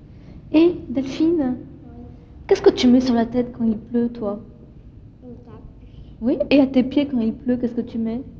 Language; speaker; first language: French; native; French